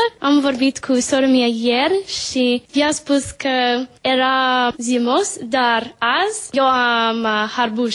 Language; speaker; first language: Romanian; non-native, learner; English